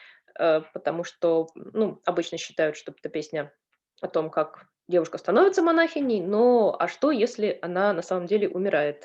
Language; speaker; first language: Russian; native; Russian